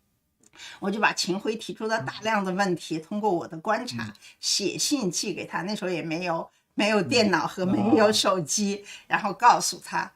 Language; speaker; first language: Chinese; native; Chinese